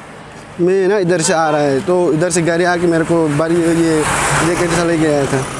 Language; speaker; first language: Hindi; non-native, local second language; Kok Borok